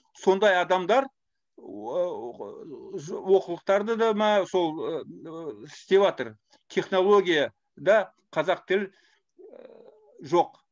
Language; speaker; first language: Kazakh; non-native, fluent; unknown